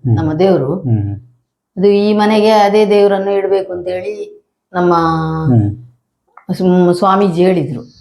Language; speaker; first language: Kannada; non-native, local second language; Tulu